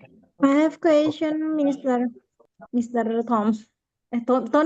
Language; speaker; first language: English; non-native, learner; Indonesian